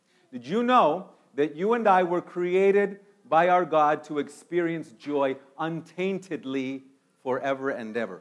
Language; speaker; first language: English; early bilingual, other home language; Spanish